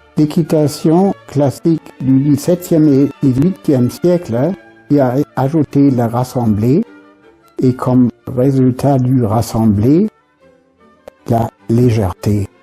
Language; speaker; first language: French; non-native, fluent; German